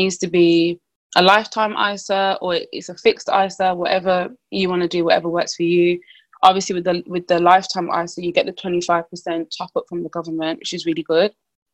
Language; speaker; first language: English; native; English